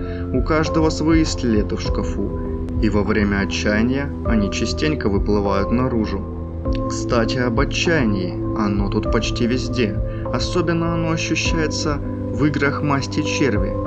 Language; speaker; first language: Russian; native; Russian